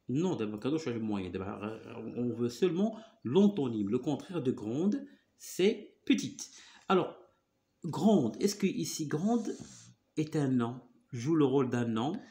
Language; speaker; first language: French; non-native, local second language; Arabic